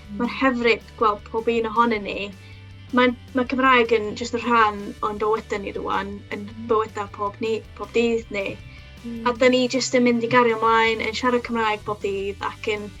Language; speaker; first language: Welsh; non-native, local second language; English